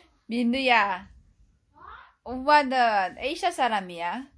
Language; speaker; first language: Korean; non-native, fluent; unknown